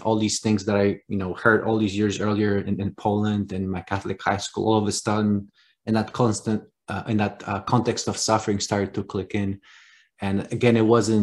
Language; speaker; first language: English; non-native, fluent; Polish